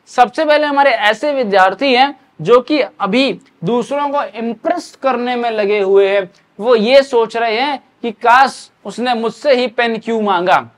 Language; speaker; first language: Hindi; native; Hindi